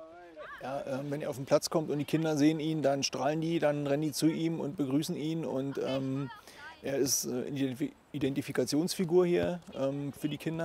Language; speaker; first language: German; native; German